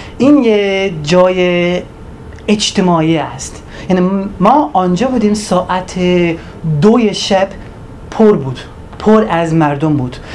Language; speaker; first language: Persian; non-native, fluent; Turkish